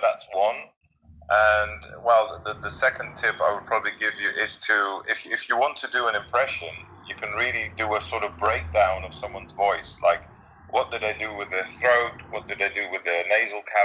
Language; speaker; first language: English; non-native, fluent; Dutch